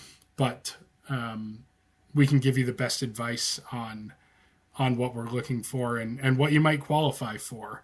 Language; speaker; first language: English; native; English